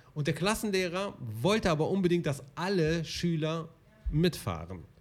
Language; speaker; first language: German; early bilingual, other home language; Arabic